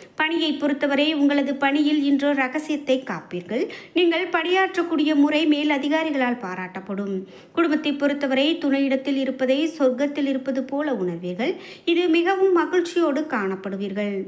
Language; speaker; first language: Tamil; native; Tamil